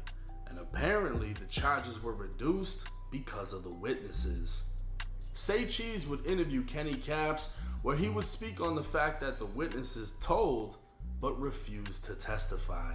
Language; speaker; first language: English; native; English